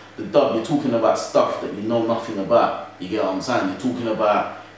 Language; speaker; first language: English; native; English